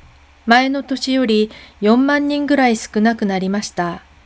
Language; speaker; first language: Japanese; non-native, fluent; Korean